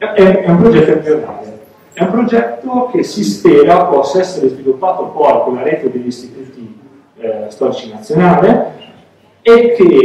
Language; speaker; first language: Italian; native; Italian